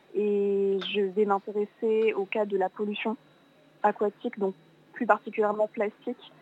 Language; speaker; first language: French; native; French